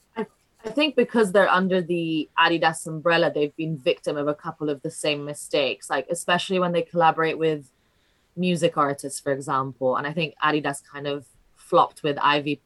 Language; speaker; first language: English; non-native, fluent; Italian